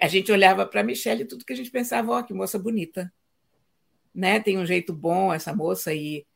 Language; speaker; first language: Portuguese; native; Portuguese